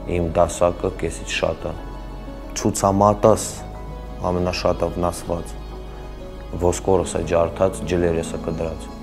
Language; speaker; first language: Armenian; early bilingual, heritage; Armenian